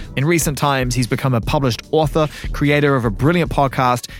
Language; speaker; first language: English; native; English